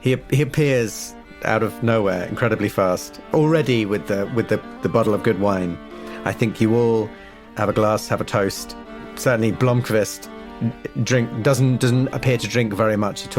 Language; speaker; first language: English; native; English